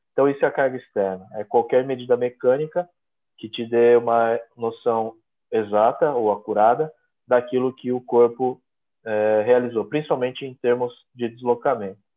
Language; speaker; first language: Portuguese; native; Portuguese